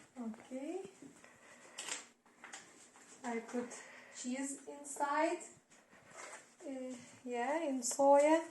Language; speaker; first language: English; non-native, learner; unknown